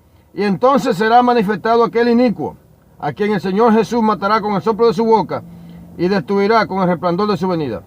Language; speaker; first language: Spanish; native; Spanish